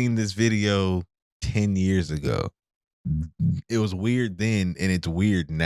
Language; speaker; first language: English; native; English